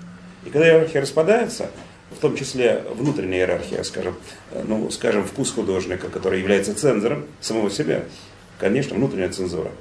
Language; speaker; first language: Russian; native; Russian